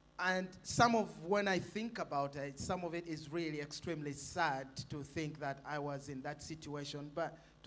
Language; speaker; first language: English; non-native, local second language; Ganda